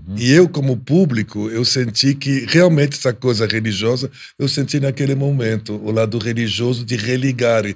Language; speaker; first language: Portuguese; non-native, fluent; Arabic